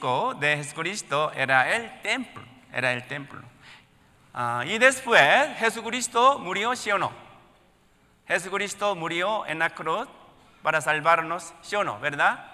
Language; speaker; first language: Spanish; non-native, learner; Korean